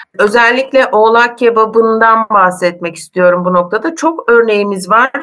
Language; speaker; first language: Turkish; native; Turkish